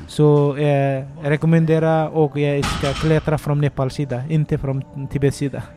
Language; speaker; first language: Swedish; non-native, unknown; Nepali